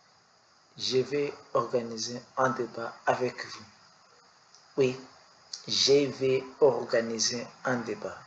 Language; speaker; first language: French; non-native, learner; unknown